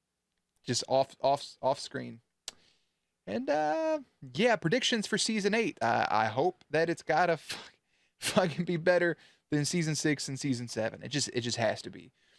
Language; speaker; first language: English; native; English